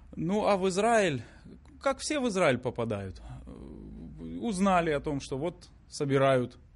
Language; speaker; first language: Russian; native; Russian